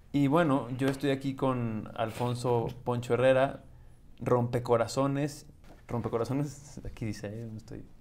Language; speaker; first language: Spanish; native; Spanish